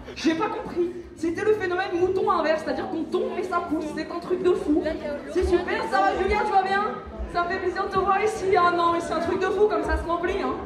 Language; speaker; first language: French; native; French